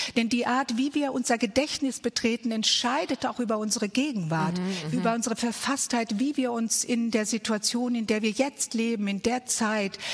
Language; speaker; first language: German; early bilingual, other home language; Croatian